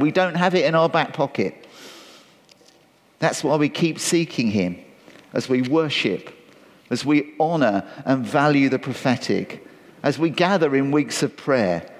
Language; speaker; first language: English; native; English